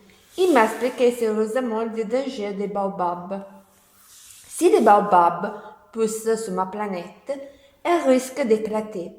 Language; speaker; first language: French; non-native, learner; Italian